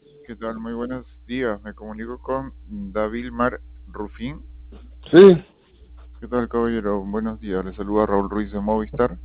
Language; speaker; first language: Spanish; native; Spanish